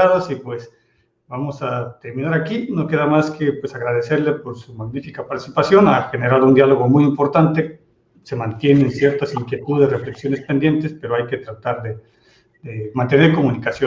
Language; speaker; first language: Spanish; native; Spanish